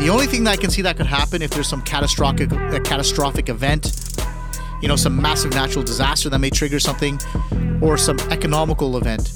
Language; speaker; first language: English; early bilingual, other home language; Punjabi